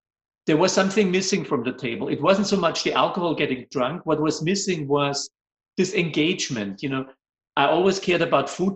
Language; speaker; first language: English; non-native, fluent; German